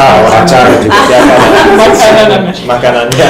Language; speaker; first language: Indonesian; non-native, learner; English